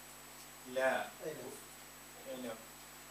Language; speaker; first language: Arabic; non-native, learner; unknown